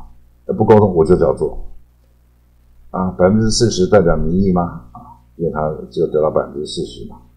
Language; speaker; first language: Chinese; native; Chinese